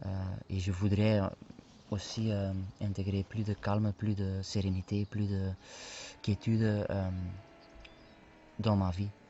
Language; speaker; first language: French; non-native, fluent; Spanish